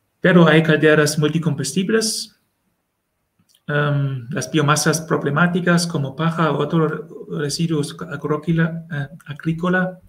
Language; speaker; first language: Spanish; non-native, learner; German